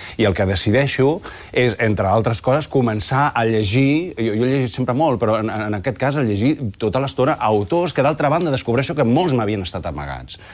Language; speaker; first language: Catalan; non-native, local second language; Spanish